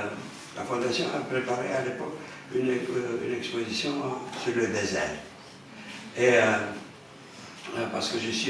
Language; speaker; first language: French; non-native, fluent; Romanian